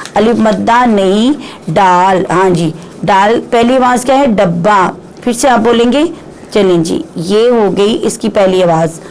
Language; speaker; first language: Urdu; non-native, local second language; Punjabi